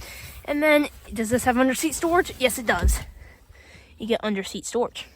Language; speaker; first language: English; native; English